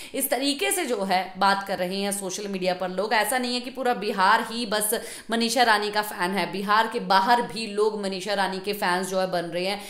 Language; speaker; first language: Hindi; non-native, local second language; Punjabi